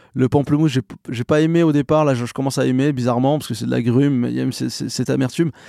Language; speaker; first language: French; native; French